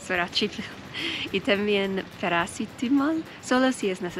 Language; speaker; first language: Spanish; non-native, learner; English